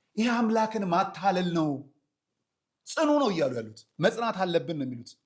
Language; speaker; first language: Amharic; non-native, local second language; Oromo